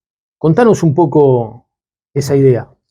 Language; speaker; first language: Spanish; native; Spanish